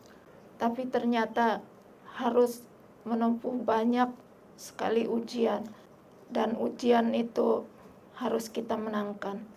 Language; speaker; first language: Indonesian; non-native, local second language; Sasak